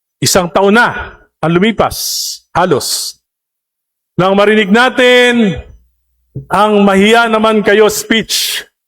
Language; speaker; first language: Filipino; native; Filipino